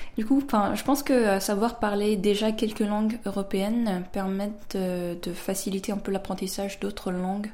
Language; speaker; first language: French; early bilingual, other home language; Korean